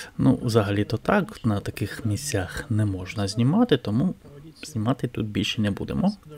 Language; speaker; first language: Ukrainian; non-native, local second language; Russian